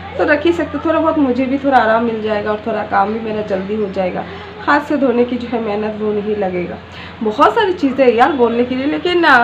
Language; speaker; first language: Hindi; non-native, local second language; Bangla